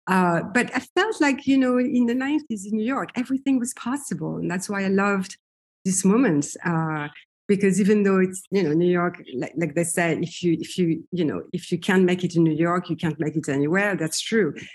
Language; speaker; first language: English; non-native, fluent; French